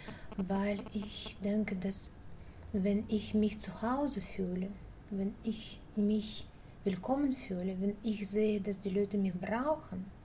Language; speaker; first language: German; non-native, learner; Russian